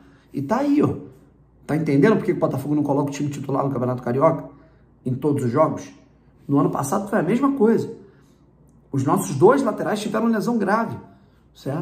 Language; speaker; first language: Portuguese; native; Portuguese